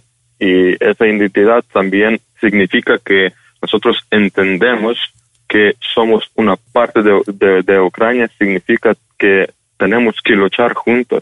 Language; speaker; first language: Spanish; non-native, fluent; Ukrainian